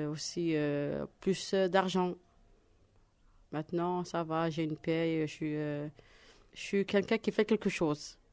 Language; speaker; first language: French; non-native, fluent; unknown